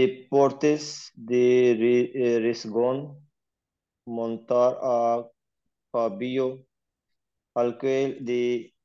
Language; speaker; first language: Spanish; non-native, learner; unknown